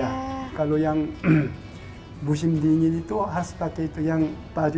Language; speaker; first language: Indonesian; non-native, fluent; Korean